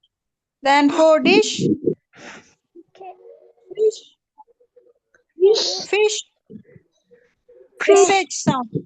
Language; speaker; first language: English; non-native, local second language; Tamil